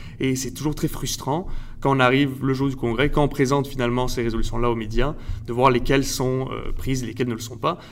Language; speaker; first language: French; early bilingual, other home language; Spanish